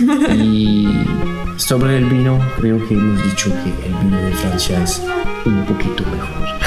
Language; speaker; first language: Spanish; non-native, learner; French